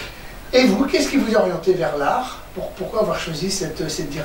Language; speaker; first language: French; native; French